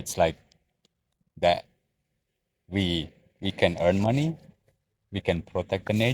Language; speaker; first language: English; non-native, learner; Indonesian